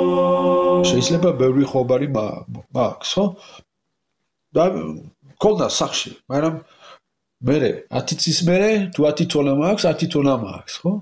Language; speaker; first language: Georgian; non-native, learner; French